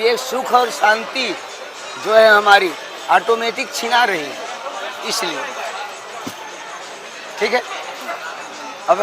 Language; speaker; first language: Hindi; native; Hindi